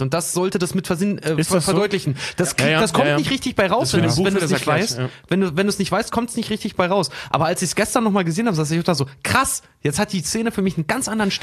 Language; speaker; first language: German; native; German